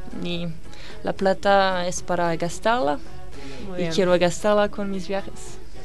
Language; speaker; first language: Spanish; non-native, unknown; French